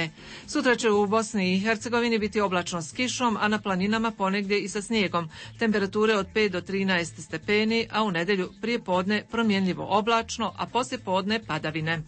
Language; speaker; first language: Croatian; native; Croatian